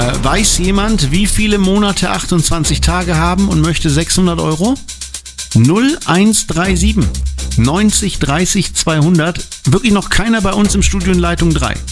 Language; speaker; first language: German; native; German